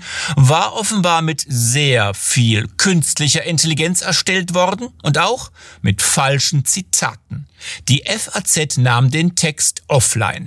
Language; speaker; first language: German; native; German